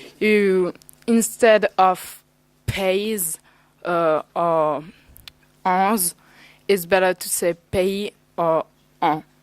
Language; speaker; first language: English; non-native, learner; French